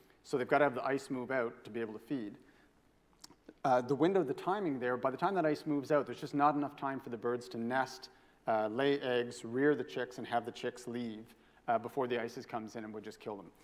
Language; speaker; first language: English; native; English